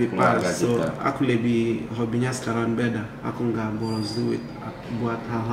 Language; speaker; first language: Indonesian; non-native, fluent; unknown